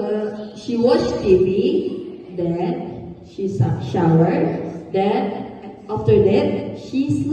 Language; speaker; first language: English; non-native, learner; Indonesian